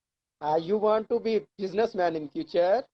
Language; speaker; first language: English; non-native, learner; Urdu